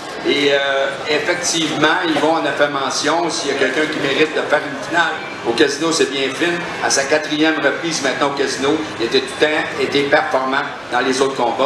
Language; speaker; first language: French; native; French